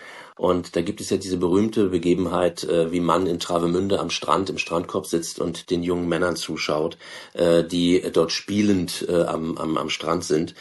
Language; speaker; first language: German; native; German